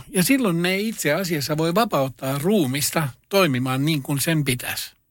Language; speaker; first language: Finnish; non-native, local second language; Swedish